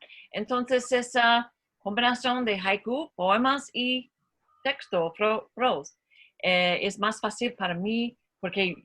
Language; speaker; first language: Spanish; non-native, learner; English